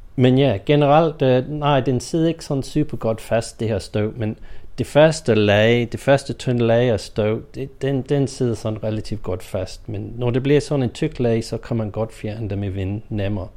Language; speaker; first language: Danish; non-native, fluent; English